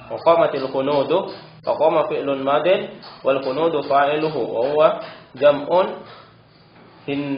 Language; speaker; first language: Arabic; non-native, learner; Indonesian